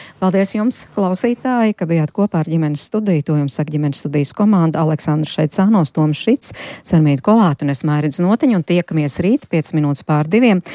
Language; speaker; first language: Latvian; native; Latvian